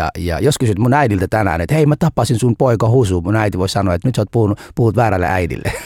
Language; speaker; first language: Finnish; non-native, fluent; Somali